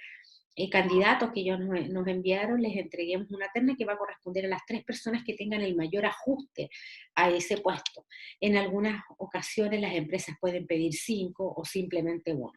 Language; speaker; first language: Spanish; native; Spanish